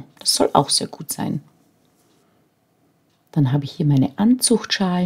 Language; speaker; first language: German; native; German